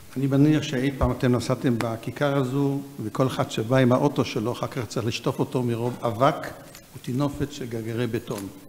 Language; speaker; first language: Hebrew; native; Hebrew